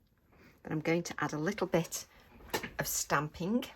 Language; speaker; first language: English; native; English